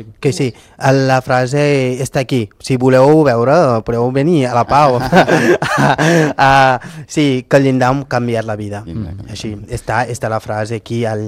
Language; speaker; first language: Catalan; non-native, fluent; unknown